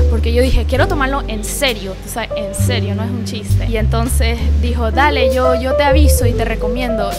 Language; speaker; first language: Spanish; early bilingual, heritage; Spanish